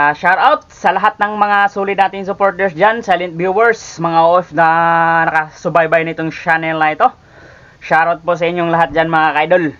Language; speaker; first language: Filipino; non-native, local second language; Cebuano